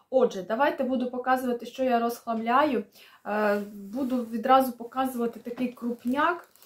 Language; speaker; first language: Ukrainian; non-native, local second language; Russian